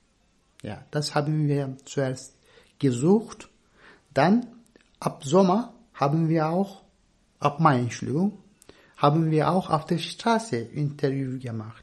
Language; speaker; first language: German; non-native, fluent; Turkish